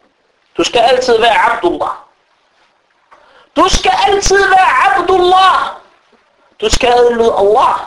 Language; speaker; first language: Danish; non-native, fluent; Arabic